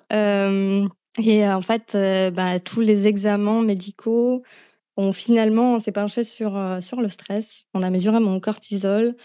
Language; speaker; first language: French; non-native, fluent; Slovak